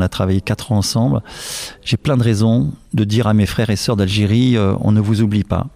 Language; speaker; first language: French; native; French